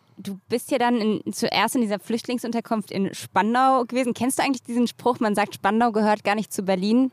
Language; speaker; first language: German; native; German